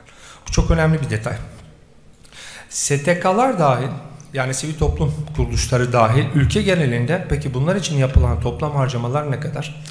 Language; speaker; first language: Turkish; native; Turkish